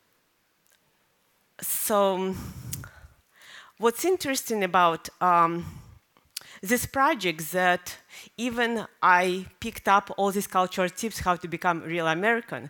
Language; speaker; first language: English; non-native, fluent; Russian